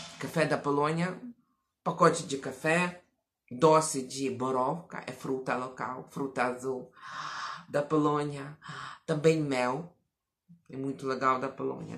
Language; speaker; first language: Portuguese; non-native, fluent; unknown